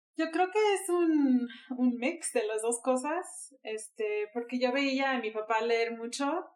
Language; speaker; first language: Spanish; early bilingual, heritage; Spanish